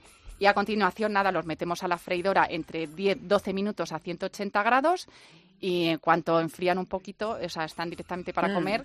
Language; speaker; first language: Spanish; native; Spanish